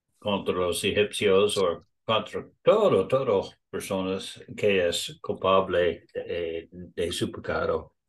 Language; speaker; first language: Spanish; non-native, learner; English